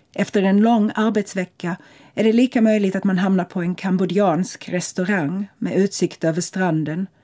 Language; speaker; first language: Swedish; non-native, fluent; English